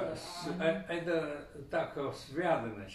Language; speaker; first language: Russian; non-native, learner; Chinese